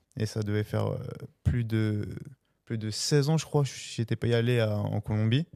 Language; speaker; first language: French; early bilingual, other home language; Spanish